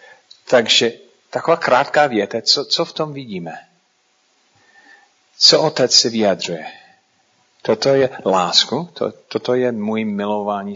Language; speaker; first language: Czech; non-native, fluent; English